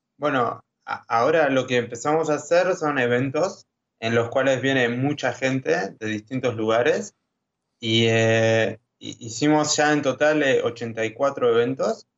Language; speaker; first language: Spanish; native; Spanish